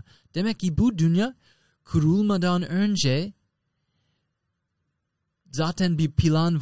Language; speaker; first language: Turkish; non-native, fluent; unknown